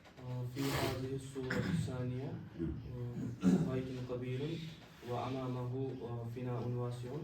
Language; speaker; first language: Arabic; non-native, learner; Urdu